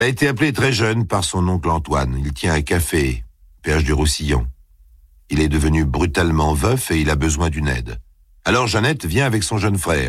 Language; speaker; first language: French; native; French